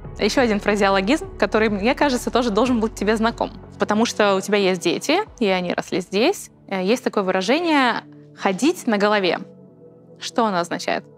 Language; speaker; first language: Russian; native; Russian